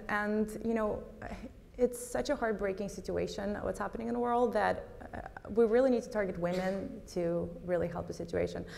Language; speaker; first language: English; non-native, fluent; Russian